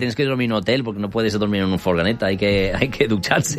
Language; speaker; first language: Spanish; native; Spanish